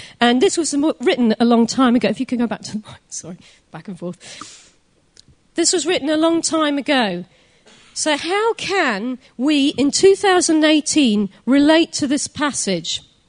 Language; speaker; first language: English; native; English